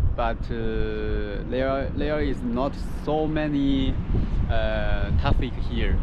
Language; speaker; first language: English; non-native, fluent; Chinese